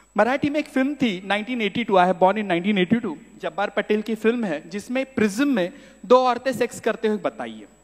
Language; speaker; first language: Hindi; non-native, local second language; Marathi